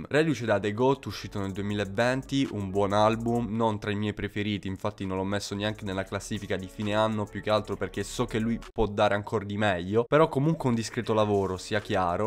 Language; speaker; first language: Italian; native; Italian